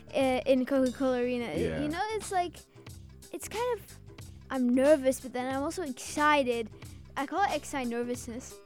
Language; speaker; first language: English; early bilingual, other home language; Azerbaijani